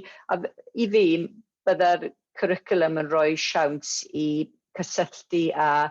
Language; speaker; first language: Welsh; non-native, local second language; English